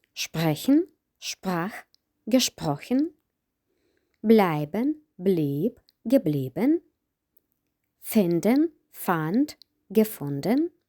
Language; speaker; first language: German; non-native, fluent; Ukrainian